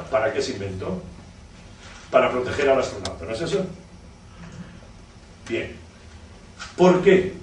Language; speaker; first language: Spanish; native; Spanish